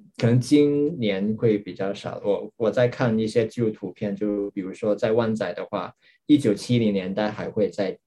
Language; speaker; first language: Chinese; non-native, local second language; Cantonese